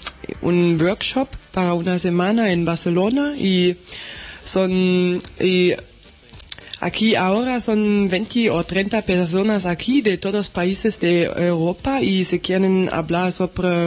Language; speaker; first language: Spanish; non-native, learner; German